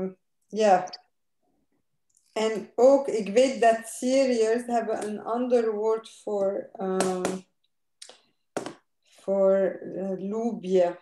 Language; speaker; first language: Dutch; non-native, fluent; Arabic